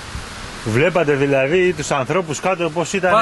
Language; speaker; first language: Greek; native; Greek